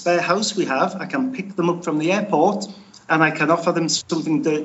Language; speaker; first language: English; native; English